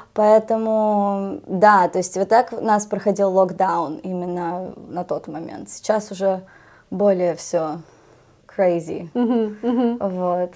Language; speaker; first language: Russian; native; Russian